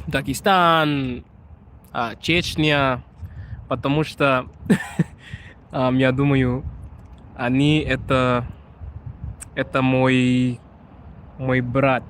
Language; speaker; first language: Russian; non-native, learner; Shona